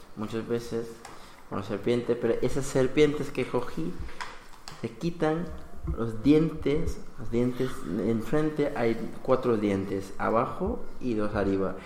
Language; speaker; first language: Spanish; non-native, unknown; Bangla